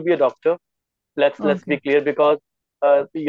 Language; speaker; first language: English; non-native, local second language; Punjabi